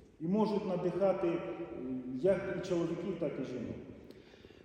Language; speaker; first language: Polish; non-native, learner; Ukrainian